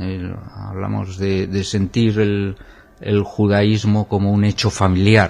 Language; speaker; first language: Spanish; native; Spanish